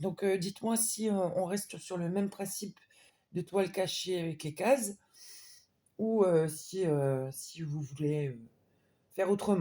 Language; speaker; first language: French; native; French